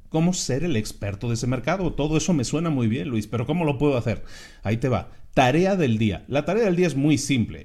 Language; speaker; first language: Spanish; native; Spanish